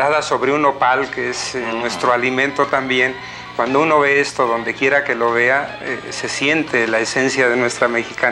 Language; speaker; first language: Spanish; native; Spanish